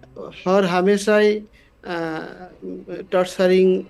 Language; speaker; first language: Hindi; non-native, learner; Bangla